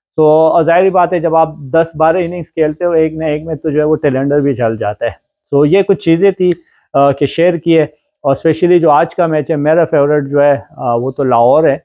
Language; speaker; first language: Urdu; non-native, local second language; Pashto